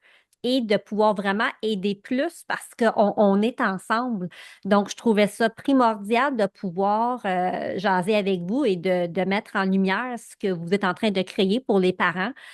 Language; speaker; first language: French; native; French